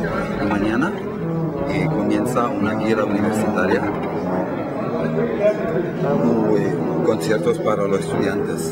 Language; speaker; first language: Spanish; non-native, fluent; Italian